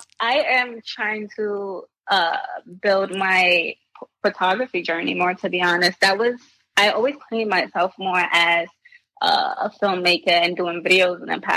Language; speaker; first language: English; native; English